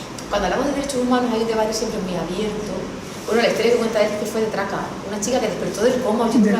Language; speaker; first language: Spanish; native; Spanish